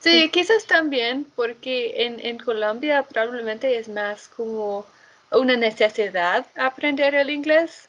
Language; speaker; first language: Spanish; non-native, fluent; English